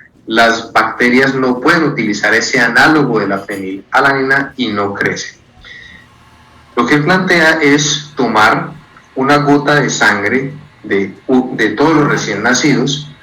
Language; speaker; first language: Spanish; native; Spanish